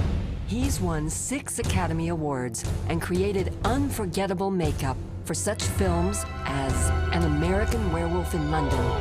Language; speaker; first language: English; native; English